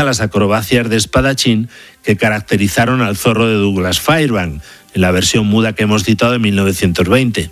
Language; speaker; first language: Spanish; native; Spanish